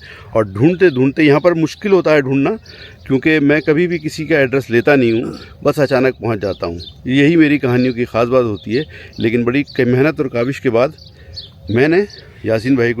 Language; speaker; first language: Hindi; native; Hindi